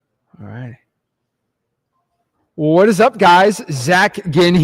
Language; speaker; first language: English; native; English